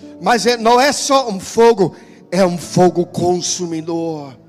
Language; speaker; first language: Portuguese; non-native, fluent; English